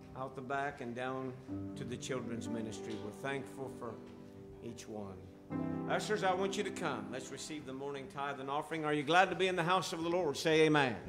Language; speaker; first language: English; native; English